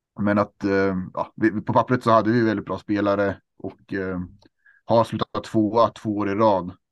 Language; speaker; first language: Swedish; native; Swedish